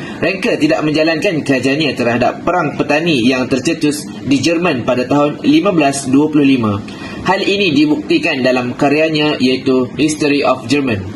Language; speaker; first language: Malay; native; Malay